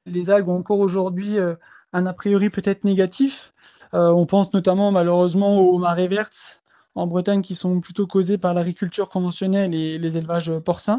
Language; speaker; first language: French; native; French